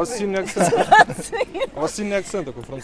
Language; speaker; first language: Russian; native; Russian